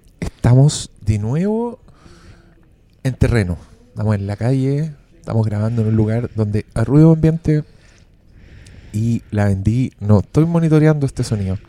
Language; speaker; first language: Spanish; native; Spanish